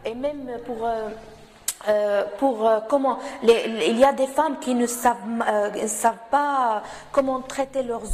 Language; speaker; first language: French; non-native, local second language; Arabic